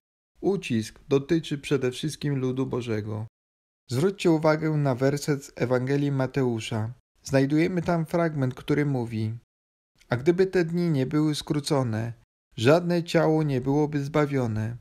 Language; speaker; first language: Polish; native; Polish